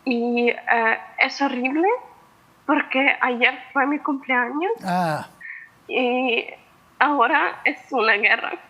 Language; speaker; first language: Spanish; non-native, fluent; Ukrainian